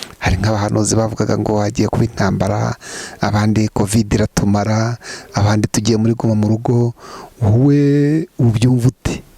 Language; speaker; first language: Kinyarwanda; native; Kinyarwanda